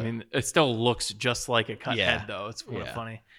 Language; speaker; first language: English; native; English